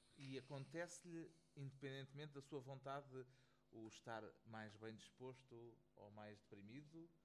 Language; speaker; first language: Portuguese; native; Portuguese